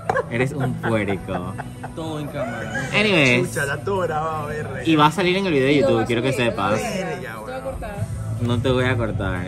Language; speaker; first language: Spanish; early bilingual, heritage; Spanish